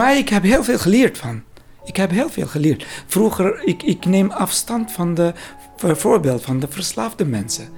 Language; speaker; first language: Dutch; non-native, learner; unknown